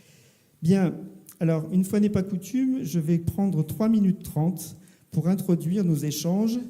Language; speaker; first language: French; native; French